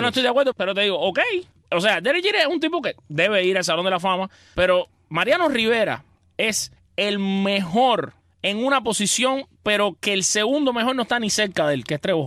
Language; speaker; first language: Spanish; native; Spanish